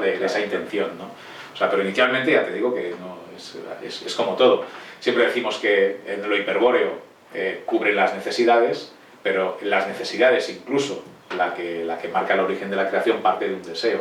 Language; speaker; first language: Spanish; native; Spanish